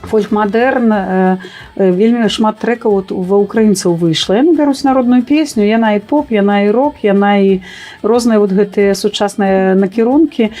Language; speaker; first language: Belarusian; native; Belarusian